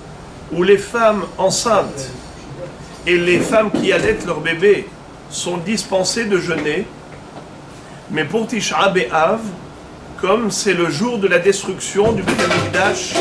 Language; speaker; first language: French; native; French